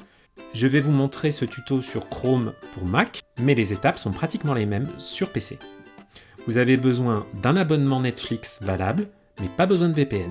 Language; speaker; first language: French; native; French